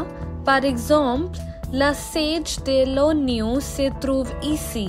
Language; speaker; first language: French; non-native, learner; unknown